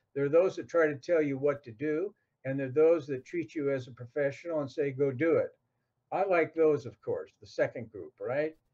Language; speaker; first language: English; native; English